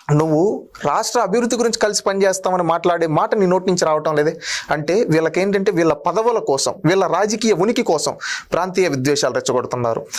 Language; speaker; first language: Telugu; native; Telugu